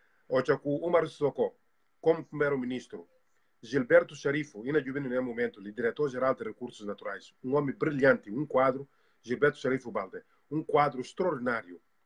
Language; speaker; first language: Portuguese; non-native, local second language; Upper Guinea Crioulo